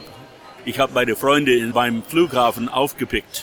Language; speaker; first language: German; early bilingual, heritage; German